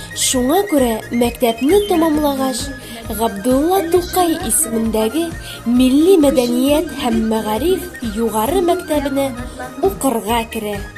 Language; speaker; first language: Tatar; native; Tatar